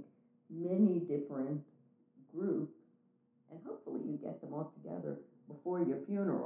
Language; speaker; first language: English; native; English